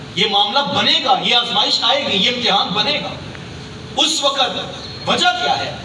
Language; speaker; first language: Urdu; non-native, local second language; Punjabi